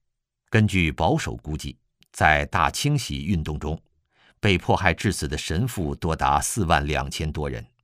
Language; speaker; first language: Chinese; native; Chinese